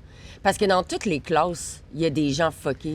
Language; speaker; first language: French; native; French